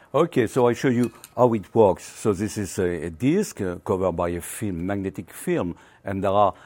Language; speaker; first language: English; non-native, learner; French